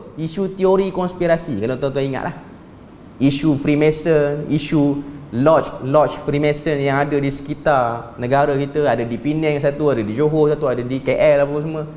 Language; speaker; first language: Malay; native; Malay